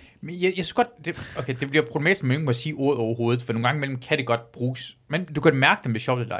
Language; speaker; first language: Danish; early bilingual, other home language; Persian